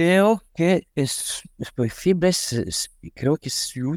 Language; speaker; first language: Spanish; non-native, learner; French